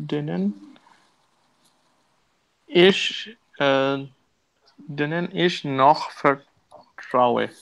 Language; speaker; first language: German; non-native, learner; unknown